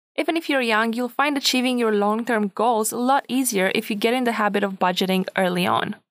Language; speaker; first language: English; non-native, fluent; Romanian